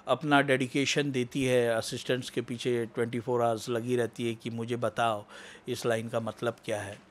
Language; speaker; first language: Hindi; non-native, local second language; Marathi